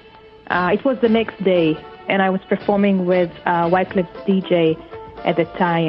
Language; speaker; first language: English; non-native, fluent; Hebrew